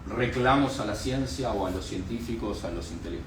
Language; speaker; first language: Spanish; native; Spanish